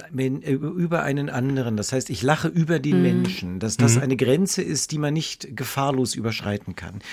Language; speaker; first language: German; native; German